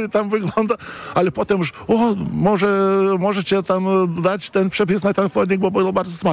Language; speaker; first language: Polish; non-native, fluent; Lithuanian